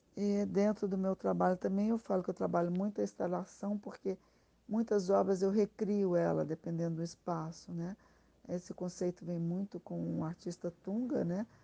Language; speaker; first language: Portuguese; native; Portuguese